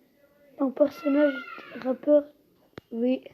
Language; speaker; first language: French; non-native, local second language; Arabic